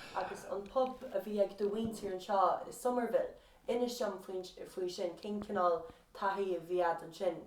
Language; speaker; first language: Irish; native; Irish